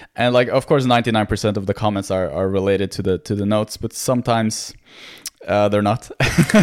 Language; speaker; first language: English; non-native, fluent; Norwegian